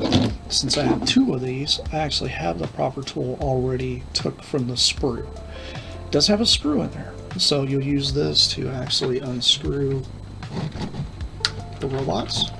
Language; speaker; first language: English; native; English